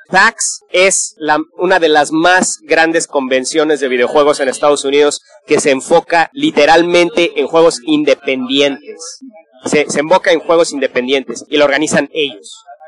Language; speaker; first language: Spanish; native; Spanish